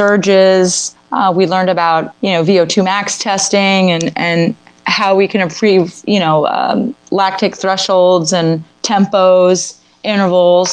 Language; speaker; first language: English; native; English